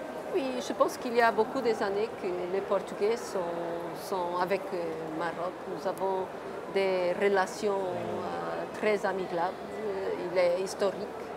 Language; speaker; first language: French; non-native, fluent; Portuguese